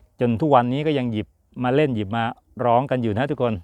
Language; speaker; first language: Thai; native; Thai